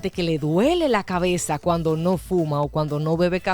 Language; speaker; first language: Spanish; native; Spanish